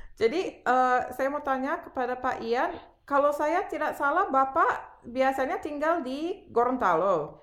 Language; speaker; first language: Indonesian; non-native, fluent; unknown